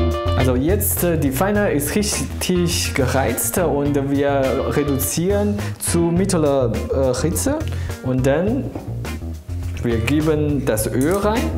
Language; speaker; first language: German; non-native, fluent; Chinese